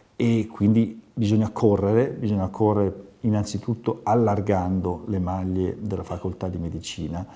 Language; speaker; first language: Italian; native; Italian